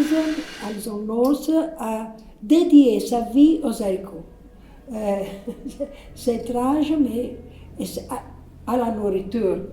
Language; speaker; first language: French; non-native, fluent; Italian